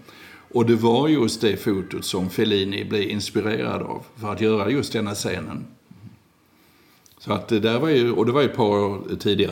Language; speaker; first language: Swedish; native; Swedish